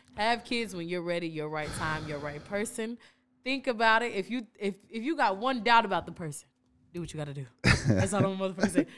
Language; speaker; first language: English; native; English